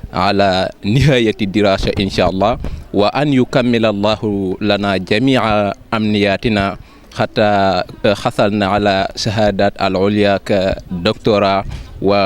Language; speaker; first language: Arabic; non-native, fluent; Wolof